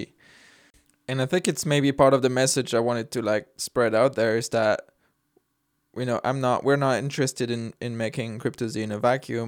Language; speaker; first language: English; non-native, fluent; French